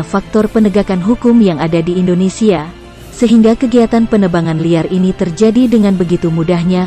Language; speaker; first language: Indonesian; native; Indonesian